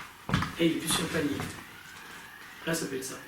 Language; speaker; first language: French; native; French